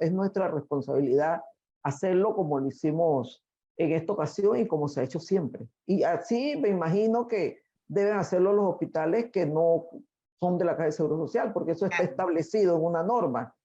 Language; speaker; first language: Spanish; native; Spanish